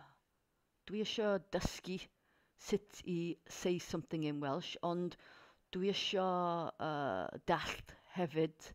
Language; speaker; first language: Welsh; non-native, learner; English